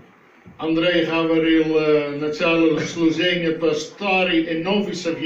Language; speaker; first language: Russian; non-native, learner; Dutch